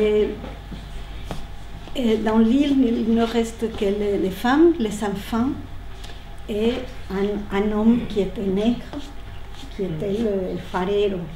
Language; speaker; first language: French; non-native, learner; Spanish